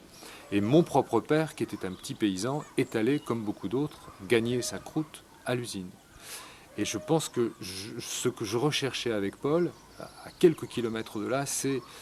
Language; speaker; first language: French; native; French